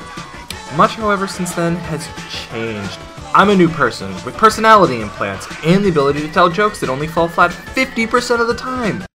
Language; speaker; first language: English; native; English